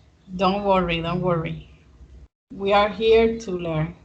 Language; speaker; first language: English; non-native, fluent; Spanish